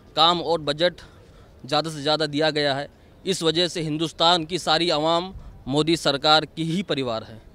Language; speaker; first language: Hindi; non-native, local second language; Gujarati